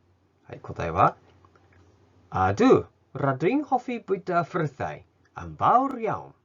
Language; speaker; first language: Welsh; non-native, fluent; Japanese